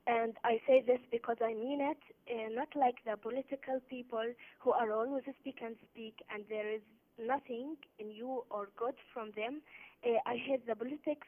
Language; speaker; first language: English; non-native, learner; Arabic